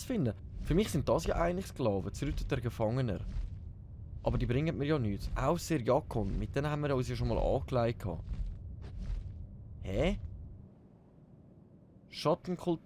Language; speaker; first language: German; native; German